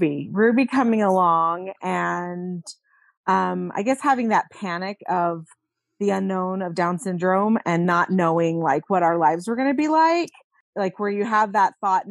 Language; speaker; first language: English; native; English